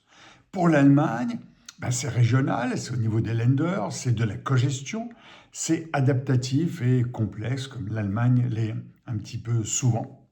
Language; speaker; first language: French; native; French